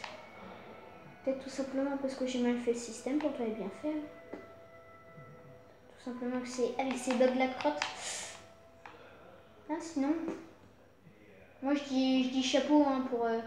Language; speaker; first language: French; native; French